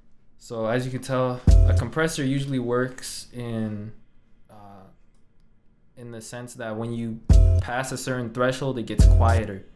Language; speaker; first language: English; native; English